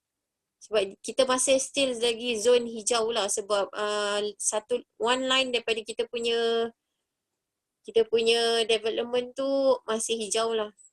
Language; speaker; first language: Malay; native; Malay